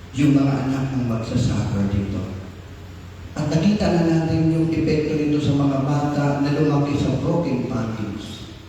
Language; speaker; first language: Filipino; native; Filipino